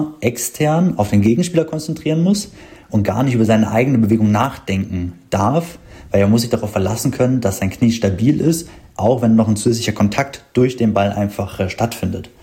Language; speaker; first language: German; native; German